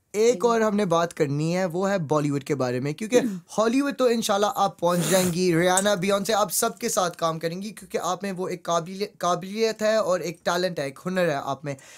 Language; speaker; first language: Hindi; early bilingual, heritage; Urdu